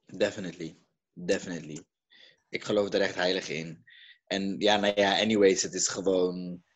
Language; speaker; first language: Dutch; early bilingual, other home language; Caribbean Hindustani